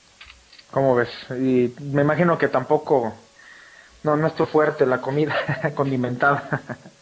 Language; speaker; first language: Spanish; native; Spanish